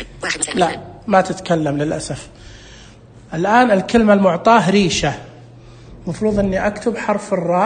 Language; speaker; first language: Arabic; native; Arabic